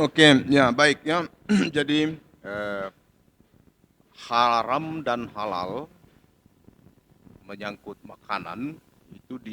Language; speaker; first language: Indonesian; native; Indonesian